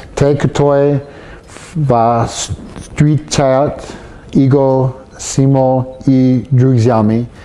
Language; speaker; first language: Russian; non-native, learner; English